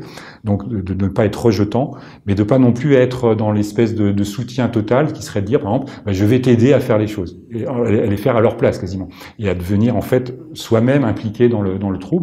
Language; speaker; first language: French; native; French